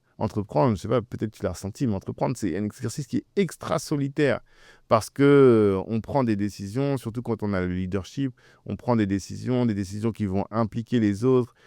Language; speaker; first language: French; early bilingual, other home language; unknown